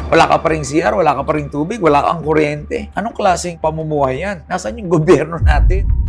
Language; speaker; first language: Filipino; native; Filipino